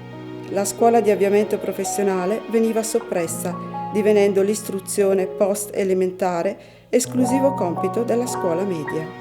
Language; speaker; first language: Italian; native; Italian